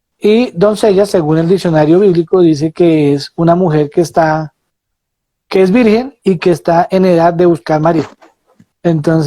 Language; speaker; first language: Spanish; native; Spanish